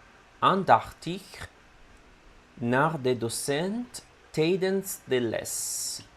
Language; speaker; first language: Dutch; non-native, learner; Italian